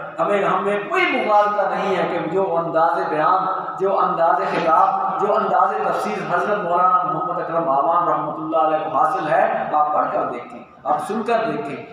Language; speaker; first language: Urdu; non-native, local second language; Punjabi